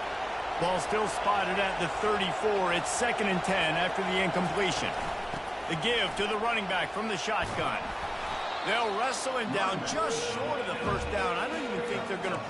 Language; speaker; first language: English; native; English